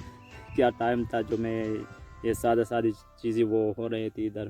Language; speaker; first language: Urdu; non-native, local second language; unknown